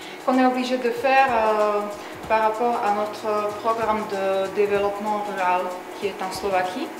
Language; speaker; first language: French; non-native, fluent; Slovak